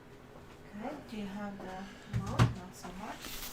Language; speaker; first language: English; native; English